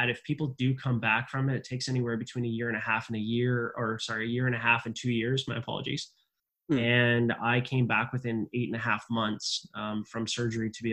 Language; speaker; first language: English; native; English